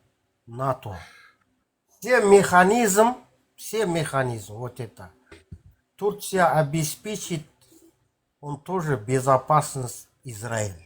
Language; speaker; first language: Russian; non-native, local second language; Kazakh